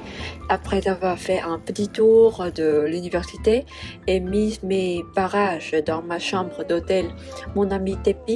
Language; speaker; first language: French; non-native, fluent; Vietnamese